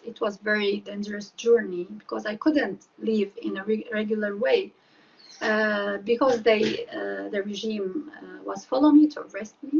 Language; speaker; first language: English; non-native, fluent; Arabic